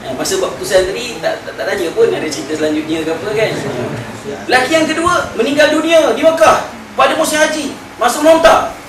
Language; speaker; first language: Malay; native; Malay